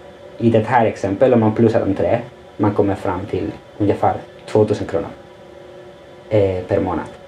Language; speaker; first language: Swedish; non-native, fluent; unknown